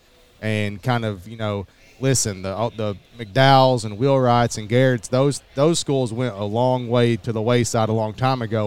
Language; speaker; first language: English; native; English